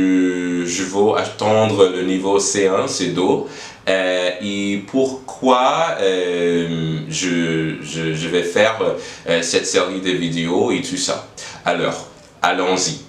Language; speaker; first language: French; non-native, learner; English